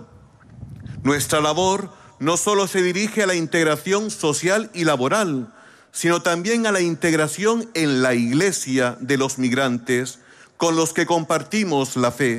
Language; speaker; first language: Spanish; native; Spanish